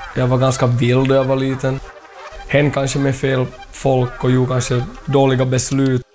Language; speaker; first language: Swedish; early bilingual, other home language; Thai